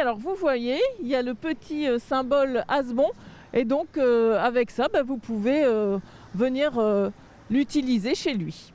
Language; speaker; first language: French; native; French